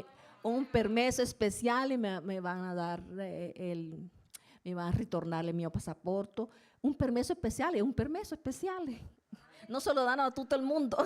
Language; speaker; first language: Italian; non-native, learner; Spanish